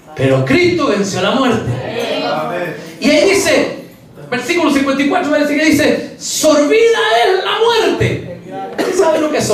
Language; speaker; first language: Spanish; native; Spanish